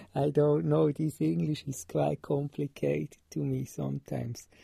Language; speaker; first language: English; non-native, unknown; Swiss German